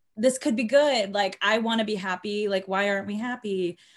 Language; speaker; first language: English; native; English